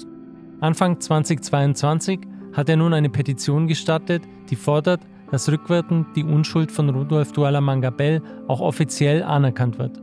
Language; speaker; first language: German; native; German